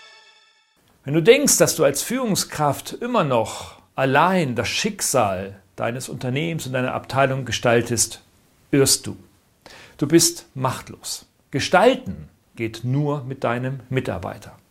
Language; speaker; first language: German; native; German